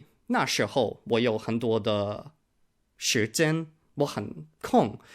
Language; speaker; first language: Chinese; non-native, learner; English